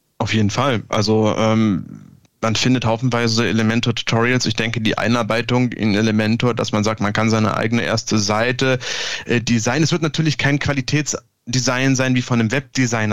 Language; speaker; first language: German; native; German